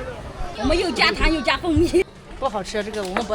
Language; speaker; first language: Chinese; native; Chinese